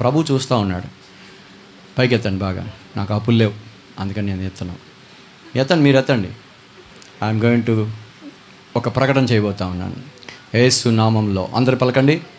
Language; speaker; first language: Telugu; native; Telugu